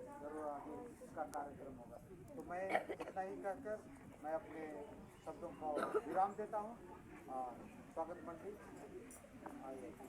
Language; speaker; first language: Hindi; native; Hindi